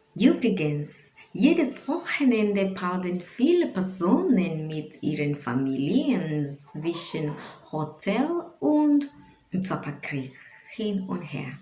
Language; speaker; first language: German; non-native, learner; Swahili